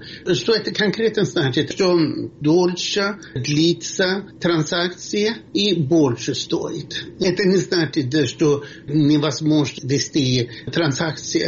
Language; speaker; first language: Russian; non-native, fluent; Swedish